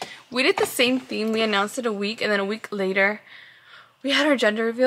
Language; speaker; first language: English; early bilingual, other home language; Spanish